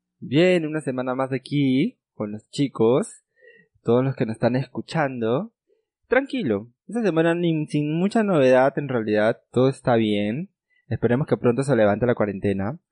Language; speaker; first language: Spanish; native; Spanish